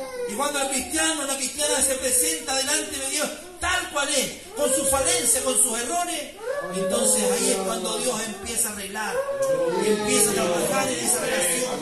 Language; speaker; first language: Spanish; native; Spanish